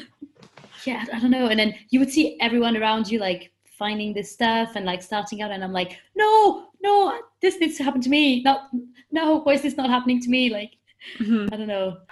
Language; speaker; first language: English; non-native, fluent; French